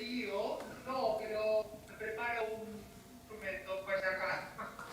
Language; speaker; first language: Italian; non-native, learner; Spanish